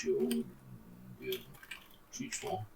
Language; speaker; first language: Chinese; non-native, learner; English